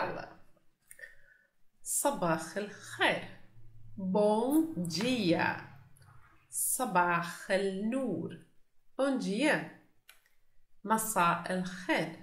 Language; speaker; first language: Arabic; non-native, learner; Portuguese